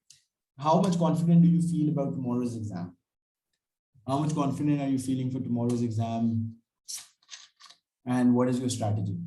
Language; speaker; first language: English; non-native, local second language; Urdu